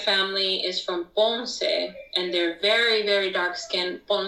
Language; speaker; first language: English; non-native, fluent; Spanish